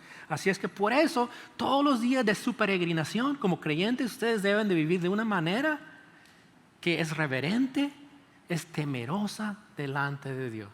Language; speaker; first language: Spanish; native; Spanish